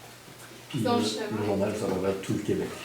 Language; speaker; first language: French; native; French